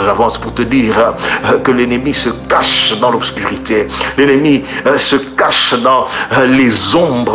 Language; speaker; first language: French; native; French